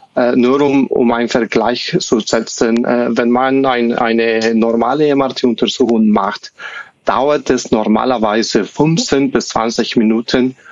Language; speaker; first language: German; non-native, fluent; Spanish